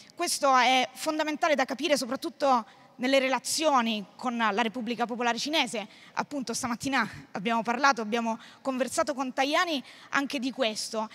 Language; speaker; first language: Italian; native; Italian